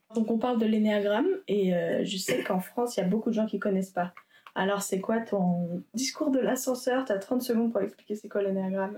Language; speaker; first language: French; native; French